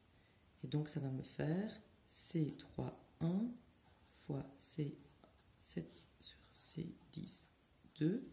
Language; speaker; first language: French; native; French